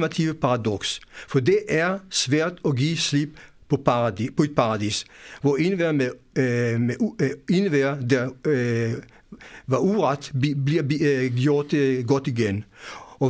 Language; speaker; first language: Danish; non-native, fluent; Hebrew